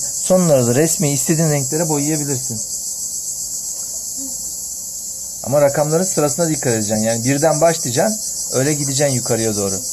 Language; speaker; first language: Turkish; native; Turkish